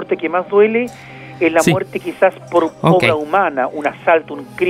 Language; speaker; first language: Spanish; native; Spanish